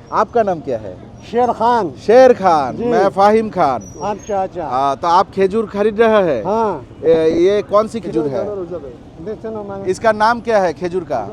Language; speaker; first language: Hindi; non-native, learner; Bangla